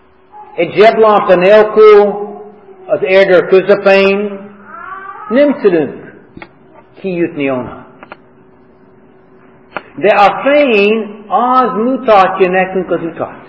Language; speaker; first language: Hungarian; non-native, fluent; English